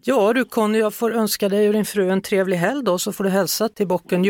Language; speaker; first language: Swedish; native; Swedish